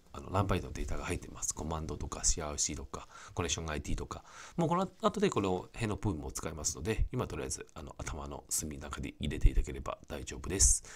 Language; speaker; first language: Japanese; non-native, fluent; Cantonese